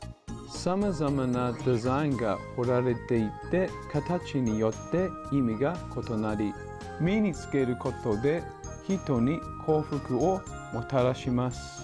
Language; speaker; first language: Japanese; non-native, fluent; English